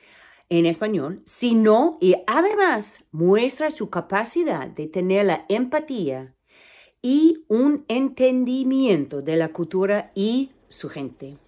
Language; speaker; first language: Spanish; non-native, fluent; English